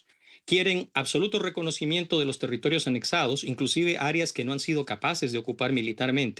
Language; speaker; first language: Spanish; native; Spanish